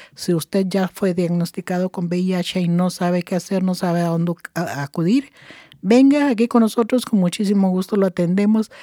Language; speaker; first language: Spanish; native; Spanish